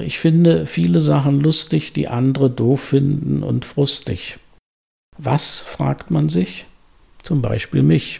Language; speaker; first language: German; native; German